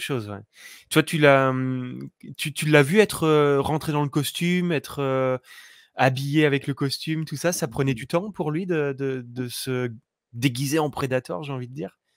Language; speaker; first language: French; native; French